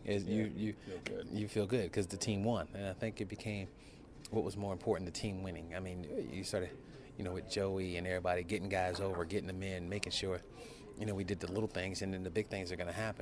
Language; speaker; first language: English; native; English